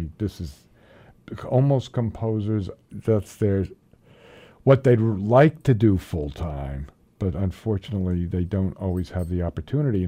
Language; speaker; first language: English; native; English